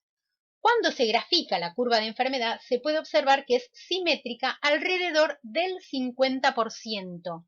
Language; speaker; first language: Spanish; native; Spanish